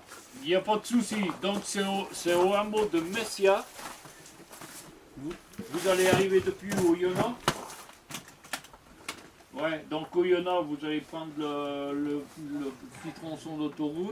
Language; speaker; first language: French; native; French